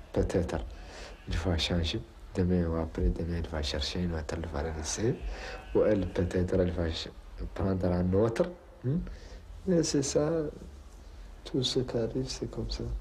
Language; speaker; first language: French; non-native, local second language; Arabic